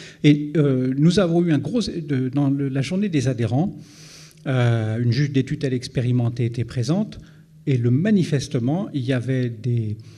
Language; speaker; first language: French; native; French